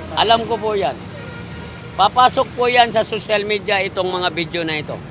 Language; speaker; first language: Filipino; native; Filipino